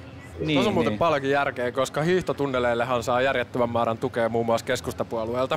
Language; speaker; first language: Finnish; native; Finnish